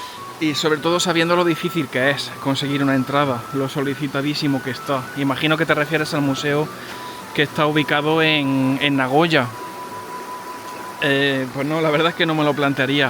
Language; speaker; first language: Spanish; native; Spanish